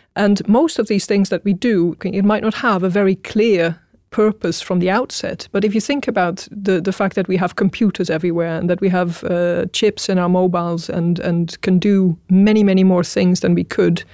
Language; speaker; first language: English; non-native, fluent; Dutch